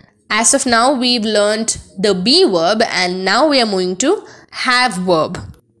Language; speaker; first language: English; non-native, local second language; Tamil